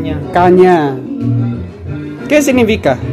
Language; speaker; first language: Spanish; non-native, learner; Indonesian